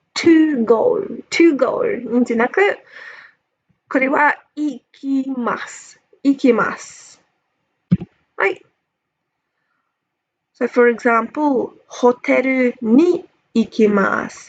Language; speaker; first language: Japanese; non-native, fluent; English